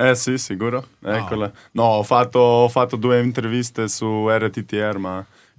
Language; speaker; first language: Italian; non-native, learner; Slovenian